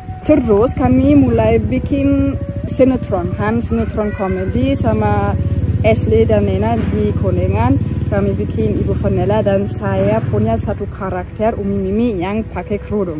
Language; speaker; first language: Indonesian; non-native, fluent; German